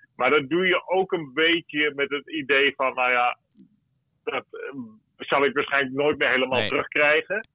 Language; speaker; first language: Dutch; native; Dutch